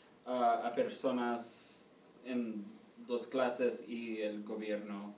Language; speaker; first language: Spanish; non-native, learner; English